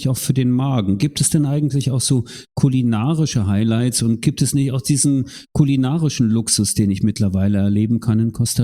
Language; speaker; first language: German; native; German